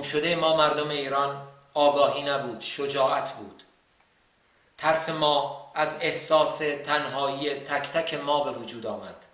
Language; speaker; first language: Persian; native; Persian